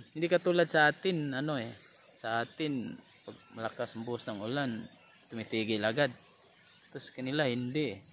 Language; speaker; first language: Filipino; non-native, local second language; Cebuano